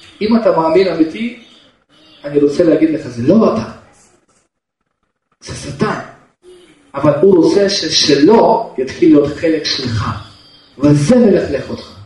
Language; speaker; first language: Hebrew; non-native, fluent; Russian